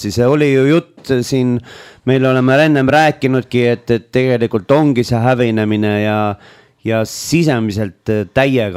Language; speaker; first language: Estonian; native; Estonian